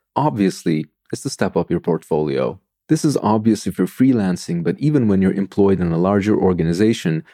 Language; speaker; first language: English; non-native, fluent; Turkish